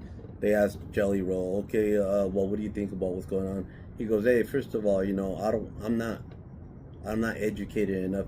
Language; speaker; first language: English; native; English